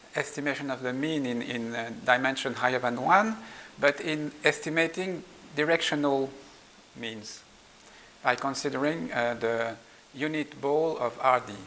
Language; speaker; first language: English; non-native, fluent; French